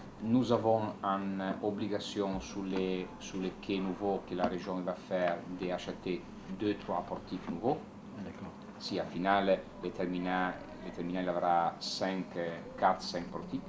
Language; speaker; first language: French; non-native, learner; Italian